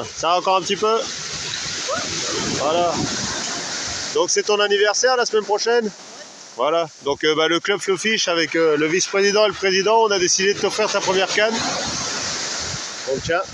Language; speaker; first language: French; native; French